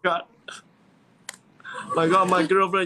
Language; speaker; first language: English; non-native, learner; Chinese